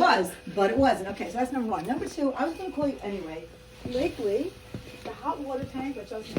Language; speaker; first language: English; native; English